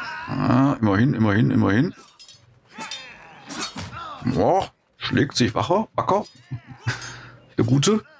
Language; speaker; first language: German; native; German